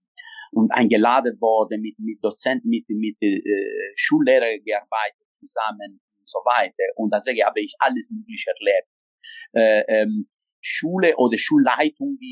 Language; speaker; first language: German; non-native, fluent; Italian